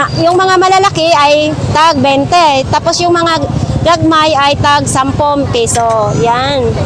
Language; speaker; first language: Filipino; non-native, local second language; Masbatenyo